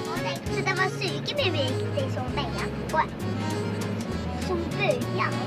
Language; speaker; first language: Swedish; early bilingual, heritage; English